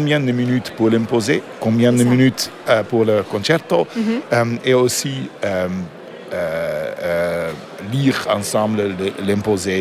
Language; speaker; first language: French; non-native, learner; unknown